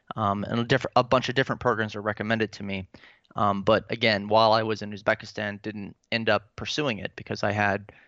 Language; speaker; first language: English; native; English